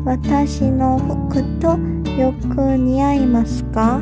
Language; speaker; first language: Japanese; non-native, fluent; Korean